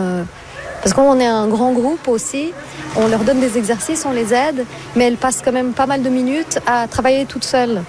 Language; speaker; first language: French; non-native, fluent; Portuguese